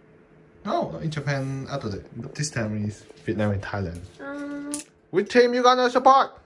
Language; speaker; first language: English; non-native, learner; Vietnamese